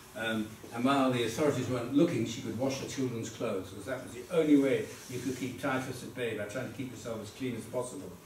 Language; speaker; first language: English; early bilingual, other home language; Dutch